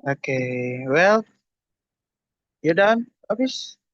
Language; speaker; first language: English; non-native, learner; Indonesian